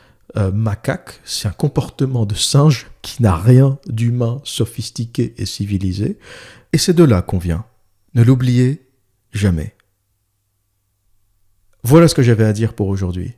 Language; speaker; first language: French; native; French